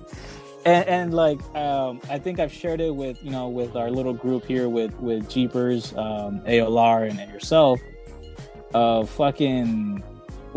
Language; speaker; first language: English; early bilingual, other home language; Spanish